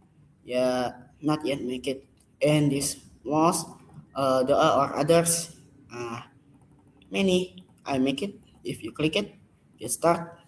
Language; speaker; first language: English; non-native, learner; Indonesian